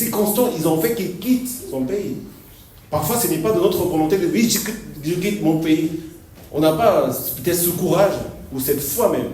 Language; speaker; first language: French; non-native, fluent; Korean